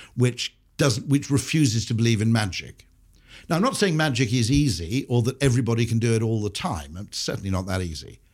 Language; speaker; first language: English; native; English